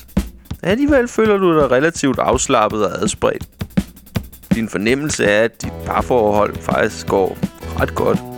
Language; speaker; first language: Danish; native; Danish